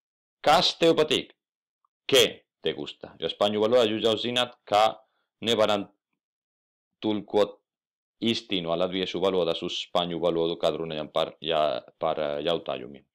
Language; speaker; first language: Latvian; non-native, fluent; Spanish